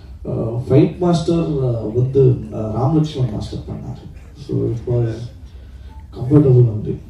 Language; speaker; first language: Tamil; non-native, learner; Kannada